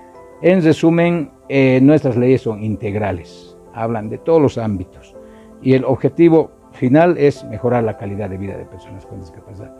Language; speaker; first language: Spanish; native; Spanish